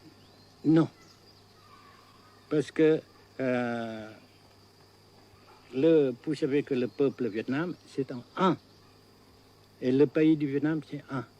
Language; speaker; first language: French; non-native, local second language; Vietnamese